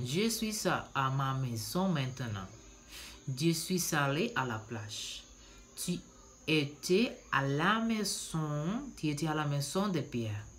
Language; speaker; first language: French; non-native, learner; Spanish